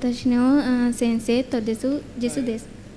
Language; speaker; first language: Japanese; non-native, learner; Sinhala